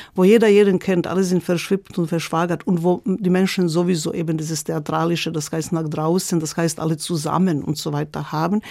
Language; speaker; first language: German; non-native, fluent; Croatian